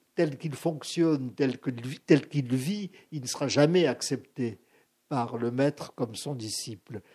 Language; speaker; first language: French; native; French